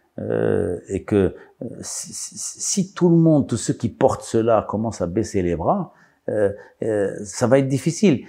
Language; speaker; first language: French; non-native, local second language; Arabic